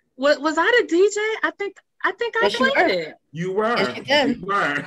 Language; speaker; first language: English; native; English